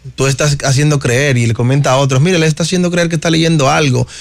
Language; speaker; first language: Spanish; native; Spanish